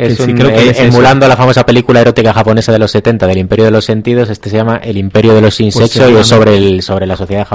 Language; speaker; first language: Spanish; native; Spanish